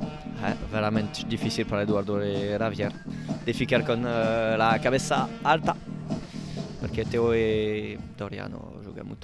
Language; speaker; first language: Portuguese; non-native, learner; Italian